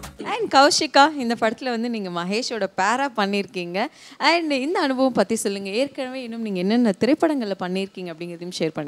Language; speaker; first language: Tamil; native; Tamil